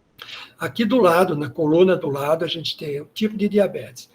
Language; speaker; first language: Portuguese; native; Portuguese